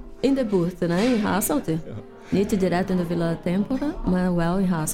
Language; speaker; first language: Dutch; non-native, learner; Portuguese